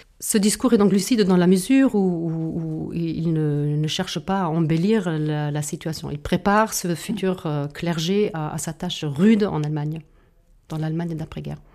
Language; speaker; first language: French; non-native, fluent; German